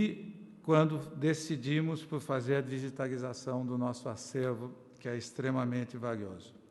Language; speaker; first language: Portuguese; native; Portuguese